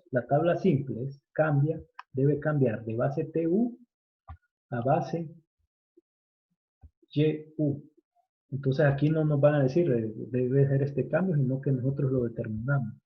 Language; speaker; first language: Spanish; native; Spanish